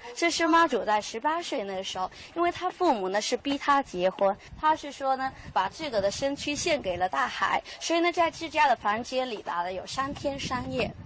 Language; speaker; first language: Chinese; native; Chinese